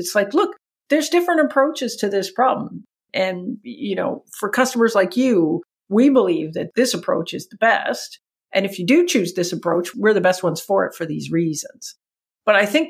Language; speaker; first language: English; native; English